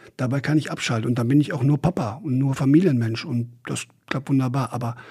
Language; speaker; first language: German; native; German